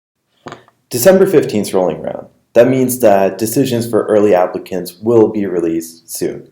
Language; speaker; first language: English; native; English